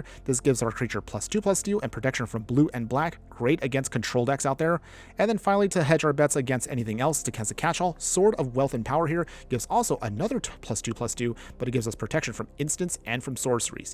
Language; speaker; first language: English; native; English